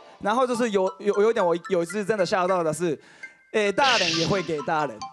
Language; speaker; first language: Chinese; non-native, fluent; Japanese